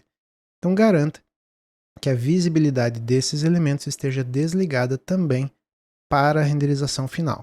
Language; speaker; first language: Portuguese; native; Portuguese